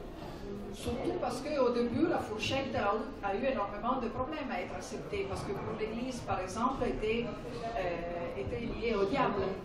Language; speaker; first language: French; non-native, fluent; Italian